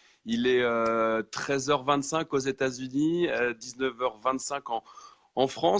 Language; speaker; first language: French; native; French